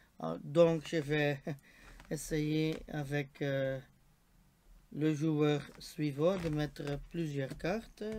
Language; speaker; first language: French; non-native, local second language; Dutch